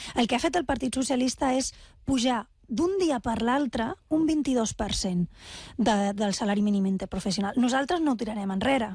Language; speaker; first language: Catalan; non-native, local second language; Spanish